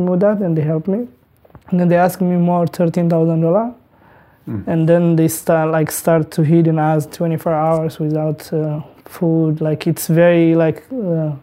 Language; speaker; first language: English; non-native, learner; Tigrinya